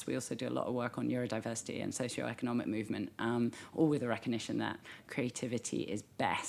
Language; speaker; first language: English; native; English